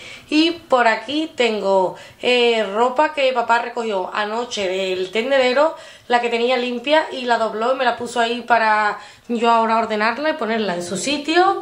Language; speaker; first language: Spanish; native; Spanish